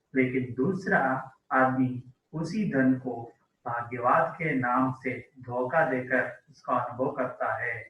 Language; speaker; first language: Hindi; non-native, local second language; Telugu